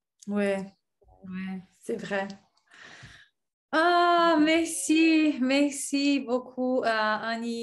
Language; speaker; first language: French; non-native, learner; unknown